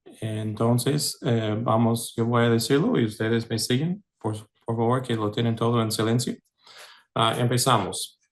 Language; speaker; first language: Spanish; non-native, fluent; English